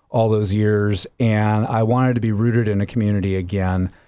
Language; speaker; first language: English; native; English